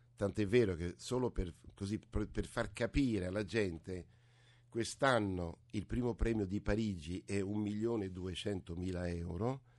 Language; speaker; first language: Italian; early bilingual, other home language; French